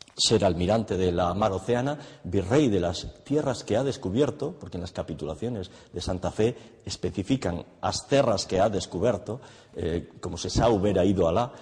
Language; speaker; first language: Spanish; non-native, local second language; Galician